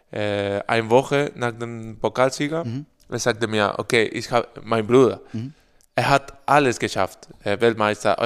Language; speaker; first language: German; non-native, learner; Spanish